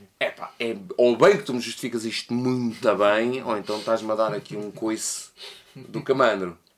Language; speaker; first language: Portuguese; native; Portuguese